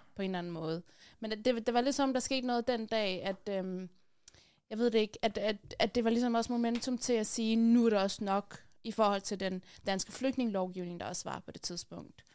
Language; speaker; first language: Danish; early bilingual, other home language; Persian